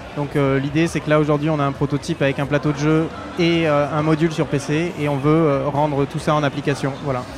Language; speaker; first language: French; native; French